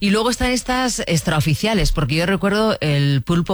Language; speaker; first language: Spanish; native; Spanish